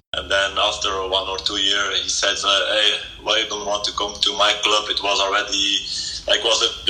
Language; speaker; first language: English; non-native, fluent; Dutch